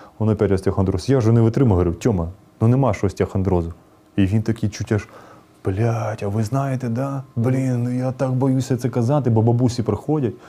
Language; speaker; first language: Ukrainian; non-native, local second language; Russian